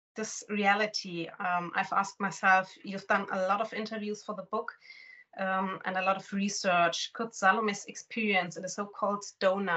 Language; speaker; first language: English; non-native, fluent; German